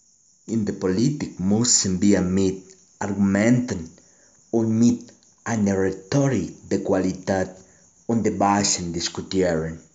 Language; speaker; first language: German; non-native, learner; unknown